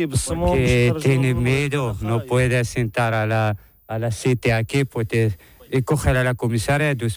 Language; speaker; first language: Spanish; non-native, learner; Arabic